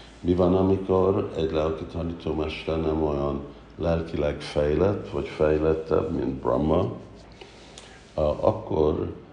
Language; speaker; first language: Hungarian; early bilingual, heritage; Hungarian